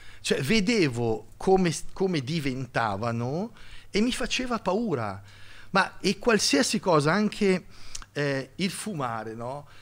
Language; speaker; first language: Italian; native; Italian